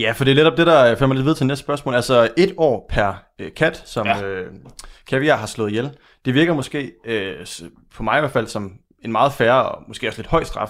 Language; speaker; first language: Danish; native; Danish